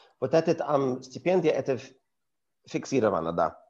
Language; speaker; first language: Russian; non-native, learner; English